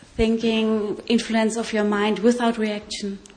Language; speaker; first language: English; non-native, fluent; German